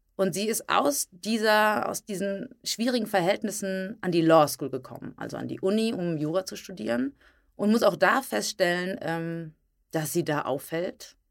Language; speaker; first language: German; native; German